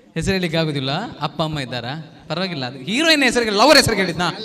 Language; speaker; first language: Kannada; non-native, local second language; Tulu